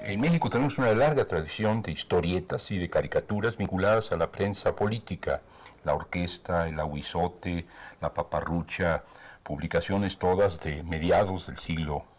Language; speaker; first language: Spanish; native; Spanish